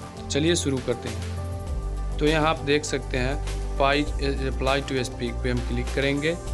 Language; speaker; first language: Hindi; native; Hindi